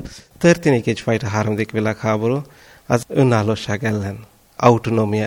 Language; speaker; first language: Hungarian; non-native, fluent; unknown